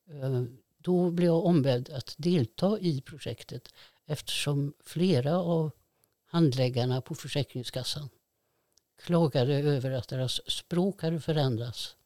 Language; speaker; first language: Swedish; native; Swedish